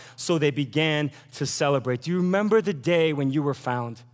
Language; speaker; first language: English; early bilingual, other home language; Korean